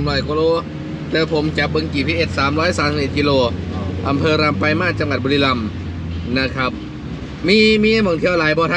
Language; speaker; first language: Thai; non-native, local second language; Northeastern Thai